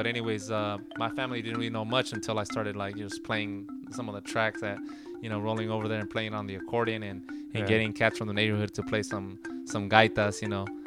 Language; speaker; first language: English; native; English